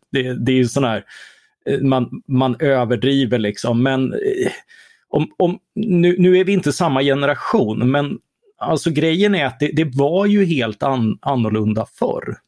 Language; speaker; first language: Swedish; native; Swedish